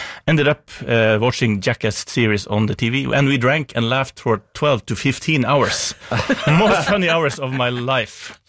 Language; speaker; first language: English; non-native, fluent; Norwegian